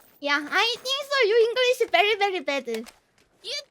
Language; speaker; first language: English; non-native, learner; Korean